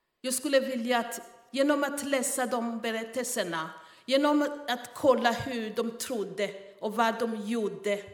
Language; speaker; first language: Swedish; non-native, fluent; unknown